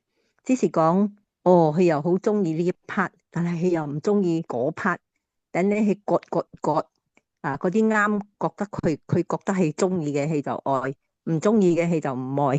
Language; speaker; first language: Cantonese; native; Cantonese